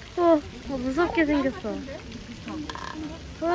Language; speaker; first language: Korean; early bilingual, heritage; Korean